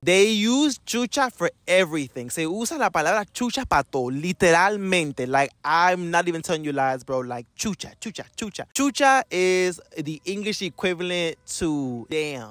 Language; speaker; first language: English; native; English